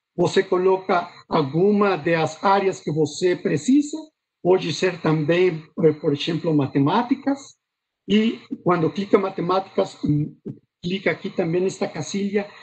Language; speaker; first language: Portuguese; non-native, learner; Spanish